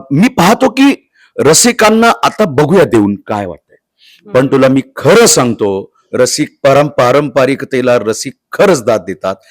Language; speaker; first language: Marathi; native; Marathi